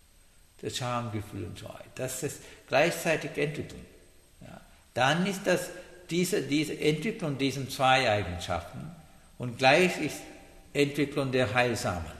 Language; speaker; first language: German; non-native, learner; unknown